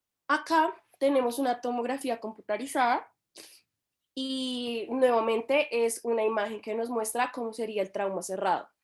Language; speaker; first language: Spanish; native; Spanish